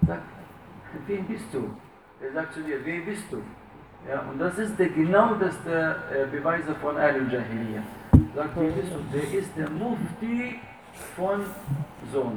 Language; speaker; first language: German; non-native, fluent; Arabic